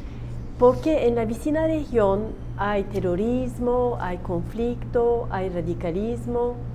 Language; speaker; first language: Spanish; non-native, learner; Turkish